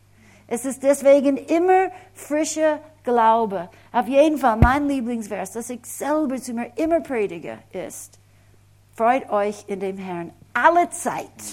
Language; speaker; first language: German; non-native, fluent; English